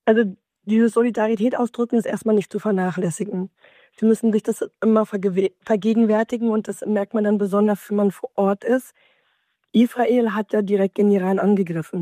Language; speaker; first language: German; native; German